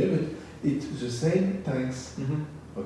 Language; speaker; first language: English; non-native, learner; French